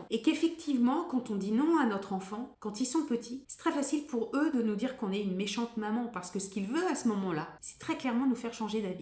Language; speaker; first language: French; native; French